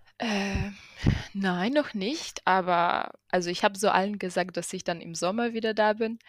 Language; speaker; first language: German; non-native, fluent; Ukrainian